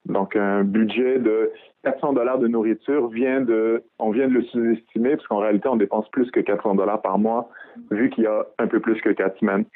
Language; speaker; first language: French; early bilingual, other home language; Arabic